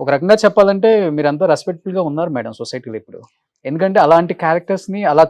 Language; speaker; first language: Telugu; native; Telugu